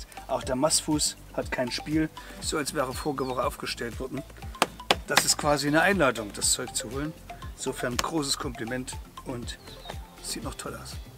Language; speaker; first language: German; native; German